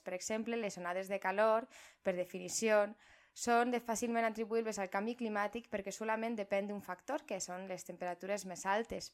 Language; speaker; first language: Catalan; non-native, local second language; Spanish